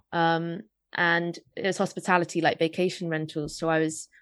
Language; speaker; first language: English; native; English